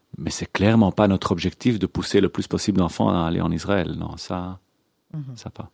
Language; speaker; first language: French; non-native, local second language; Hebrew